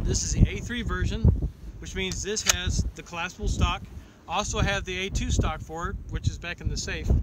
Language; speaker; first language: English; native; English